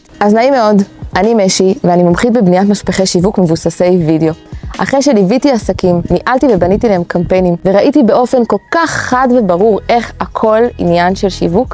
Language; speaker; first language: Hebrew; native; Hebrew